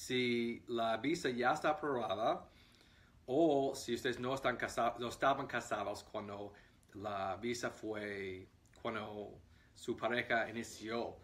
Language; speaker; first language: Spanish; non-native, fluent; English